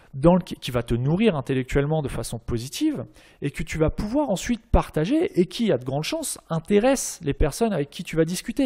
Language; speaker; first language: French; native; French